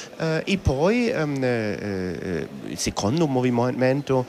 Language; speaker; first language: Italian; non-native, learner; German